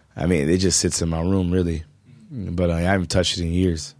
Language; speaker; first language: English; native; English